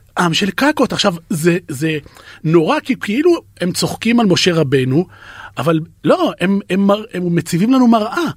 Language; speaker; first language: Hebrew; native; Hebrew